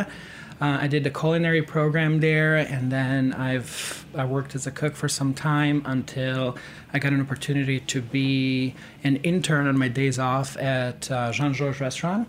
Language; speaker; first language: English; non-native, fluent; Serbian